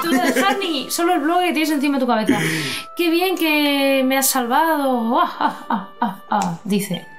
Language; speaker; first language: Spanish; native; Spanish